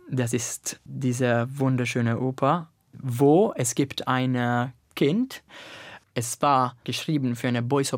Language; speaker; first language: German; non-native, learner; Italian